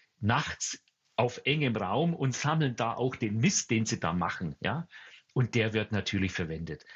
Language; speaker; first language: German; native; German